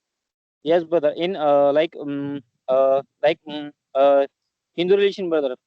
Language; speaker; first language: English; non-native, learner; Marathi